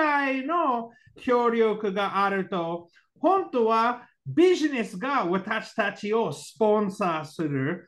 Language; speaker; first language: Japanese; non-native, learner; English